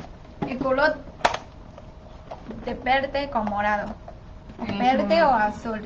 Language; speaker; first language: Spanish; non-native, learner; Chinese